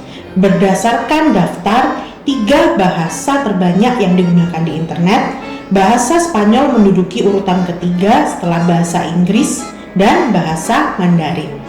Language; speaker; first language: Indonesian; native; Indonesian